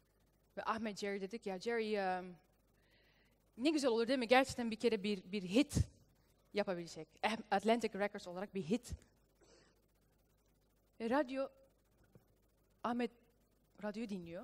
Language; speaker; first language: Turkish; early bilingual, heritage; Turkish